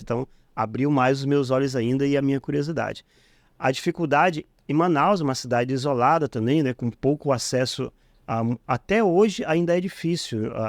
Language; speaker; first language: Portuguese; native; Portuguese